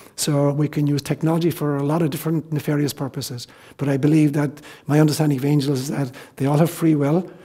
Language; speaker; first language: English; native; English